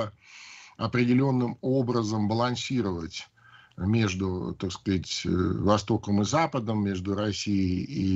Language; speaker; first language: Russian; native; Russian